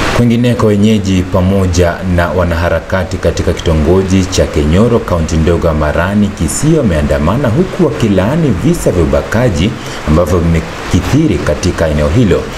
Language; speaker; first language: Swahili; non-native, local second language; Gusii